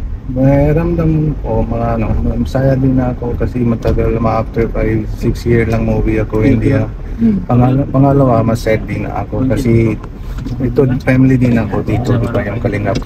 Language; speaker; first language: Filipino; non-native, learner; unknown